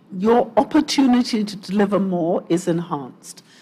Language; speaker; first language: English; native; English